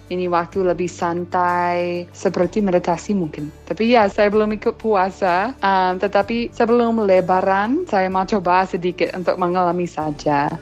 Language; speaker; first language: Indonesian; non-native, fluent; English